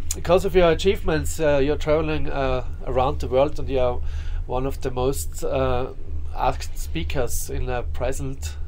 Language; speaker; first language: English; non-native, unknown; German